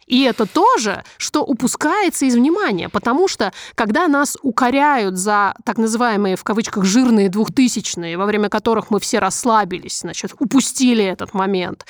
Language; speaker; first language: Russian; native; Russian